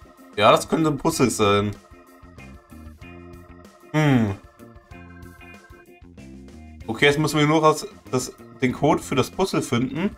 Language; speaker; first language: German; native; German